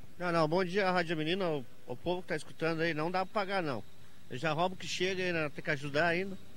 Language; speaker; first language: Portuguese; native; Portuguese